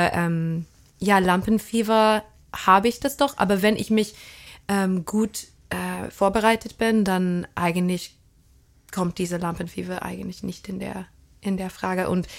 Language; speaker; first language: German; non-native, fluent; English